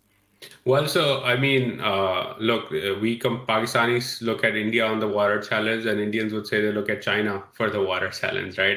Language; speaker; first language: English; non-native, local second language; Urdu